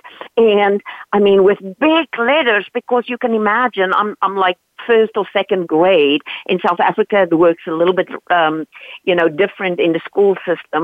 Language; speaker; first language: English; non-native, local second language; Dutch